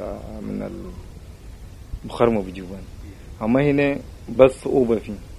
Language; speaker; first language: Arabic; native; Arabic